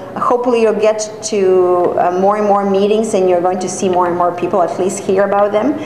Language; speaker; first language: English; non-native, fluent; Serbian